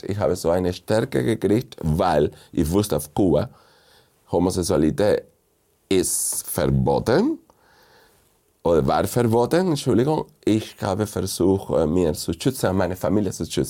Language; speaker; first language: German; non-native, fluent; Spanish